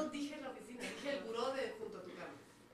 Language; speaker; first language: Spanish; native; Spanish